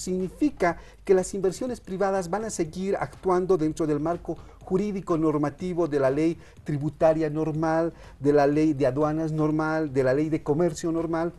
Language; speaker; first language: Spanish; native; Spanish